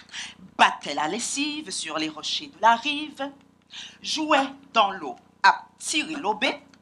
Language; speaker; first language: French; non-native, local second language; Haitian Creole